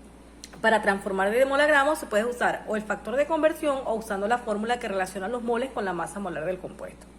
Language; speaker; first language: Spanish; native; Spanish